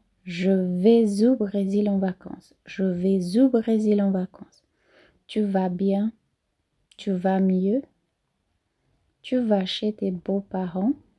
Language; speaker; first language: French; non-native, fluent; Portuguese